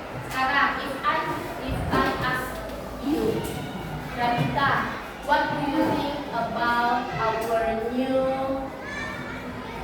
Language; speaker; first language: English; non-native, learner; Indonesian